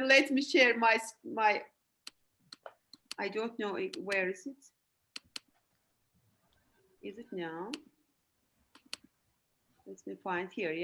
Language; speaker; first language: English; non-native, fluent; Azerbaijani